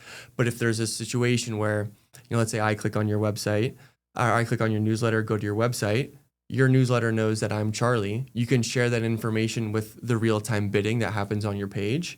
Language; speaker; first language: English; native; English